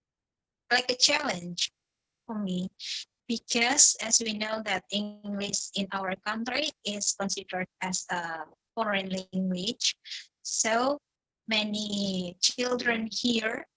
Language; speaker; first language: English; non-native, fluent; Indonesian